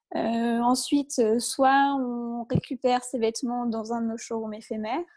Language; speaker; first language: French; native; French